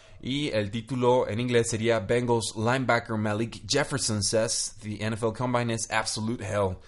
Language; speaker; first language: Spanish; native; Spanish